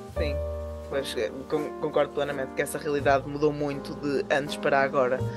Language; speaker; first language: Portuguese; native; Portuguese